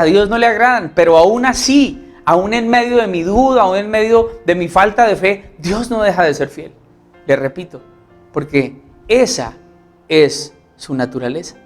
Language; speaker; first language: Spanish; native; Spanish